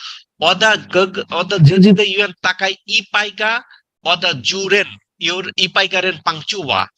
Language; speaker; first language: Chinese; non-native, learner; Bangla